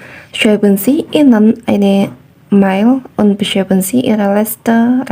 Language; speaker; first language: German; non-native, fluent; Indonesian